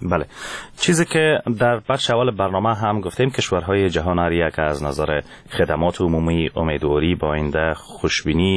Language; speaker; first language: Persian; native; Persian